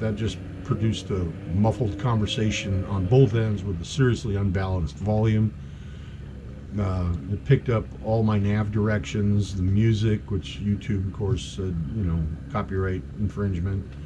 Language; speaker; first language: English; native; English